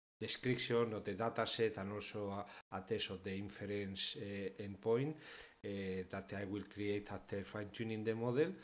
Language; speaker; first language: English; non-native, fluent; Spanish